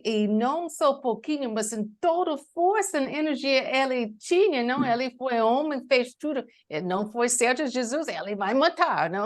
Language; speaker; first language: Portuguese; non-native, learner; English